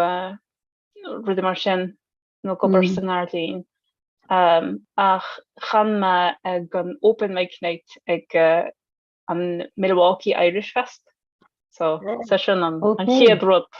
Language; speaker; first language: Irish; non-native, learner; English